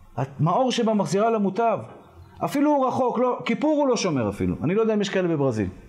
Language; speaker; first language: Hebrew; native; Hebrew